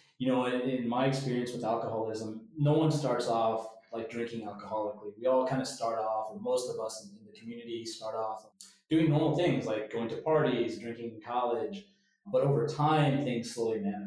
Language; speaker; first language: English; native; English